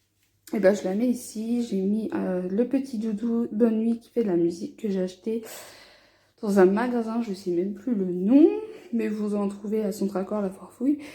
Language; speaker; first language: French; native; French